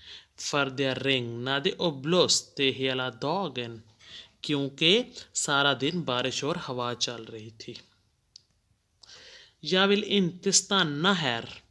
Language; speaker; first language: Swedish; non-native, fluent; Hindi